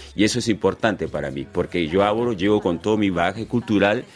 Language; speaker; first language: Spanish; native; Spanish